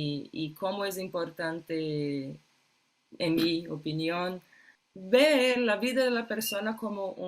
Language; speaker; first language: Spanish; non-native, fluent; Portuguese